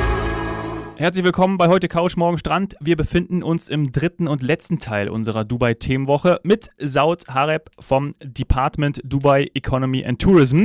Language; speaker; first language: German; native; German